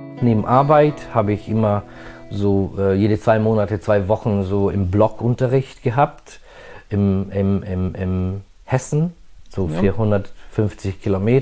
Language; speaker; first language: German; non-native, fluent; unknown